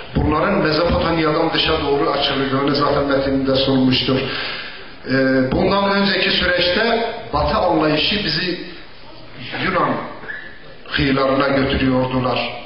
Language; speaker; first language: Turkish; non-native, local second language; Zaza